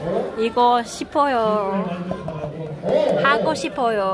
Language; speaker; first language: Korean; non-native, learner; Cantonese